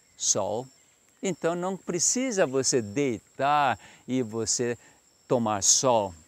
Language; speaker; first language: Portuguese; non-native, fluent; Korean